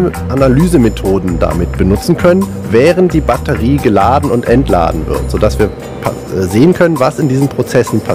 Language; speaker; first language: German; native; German